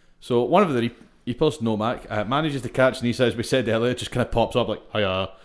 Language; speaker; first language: English; native; English